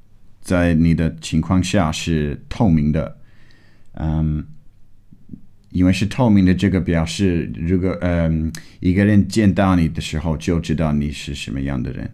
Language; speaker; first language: Chinese; non-native, fluent; English